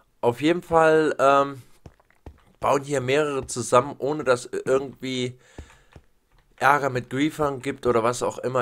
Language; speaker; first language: German; native; German